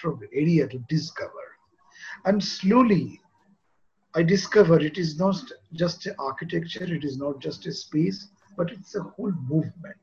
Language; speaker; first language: English; non-native, local second language; Bangla